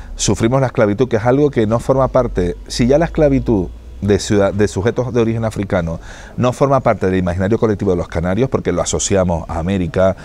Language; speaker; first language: Spanish; native; Spanish